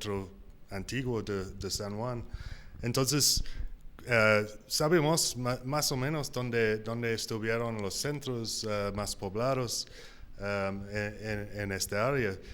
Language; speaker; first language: Spanish; non-native, learner; English